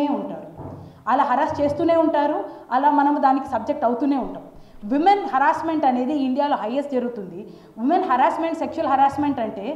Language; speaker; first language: Telugu; native; Telugu